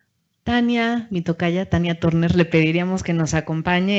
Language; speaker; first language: Spanish; native; Spanish